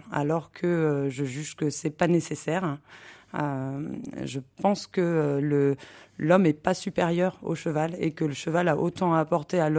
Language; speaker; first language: French; native; French